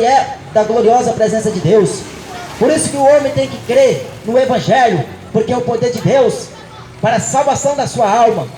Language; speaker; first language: Portuguese; native; Portuguese